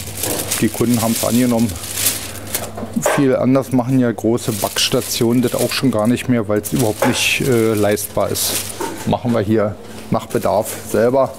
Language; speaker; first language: German; native; German